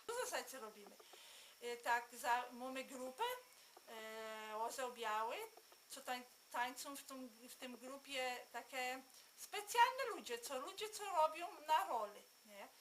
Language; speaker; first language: Polish; early bilingual, heritage; Polish